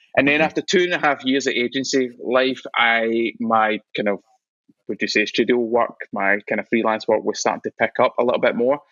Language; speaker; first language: English; native; English